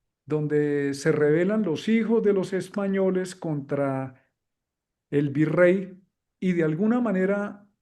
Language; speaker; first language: Spanish; native; Spanish